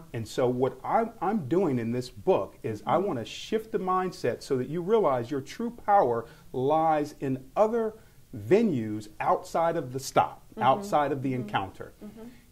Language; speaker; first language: English; native; English